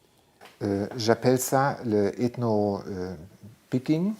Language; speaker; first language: French; non-native, fluent; German